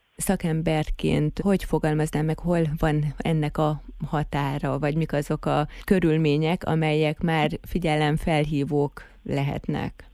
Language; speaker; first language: Hungarian; native; Hungarian